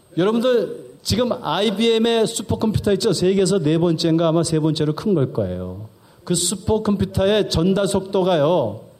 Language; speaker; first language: Korean; early bilingual, heritage; Korean